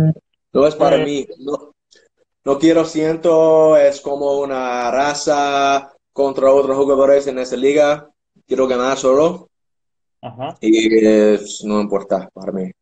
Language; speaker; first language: Spanish; non-native, learner; English